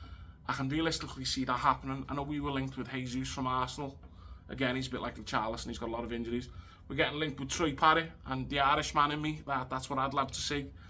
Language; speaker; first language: English; native; English